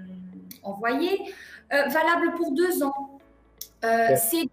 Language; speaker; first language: French; non-native, fluent; Portuguese